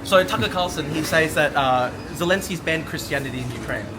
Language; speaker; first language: English; native; English